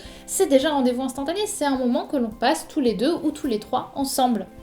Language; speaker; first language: French; native; French